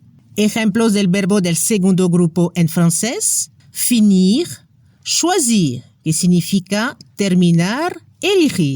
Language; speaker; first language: Spanish; non-native, fluent; French